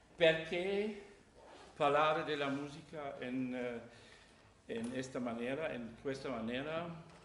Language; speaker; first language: Italian; non-native, learner; German